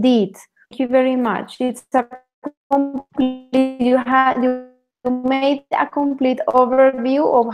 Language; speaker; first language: English; non-native, fluent; Spanish